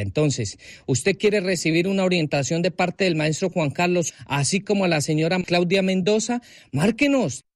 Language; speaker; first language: Spanish; native; Spanish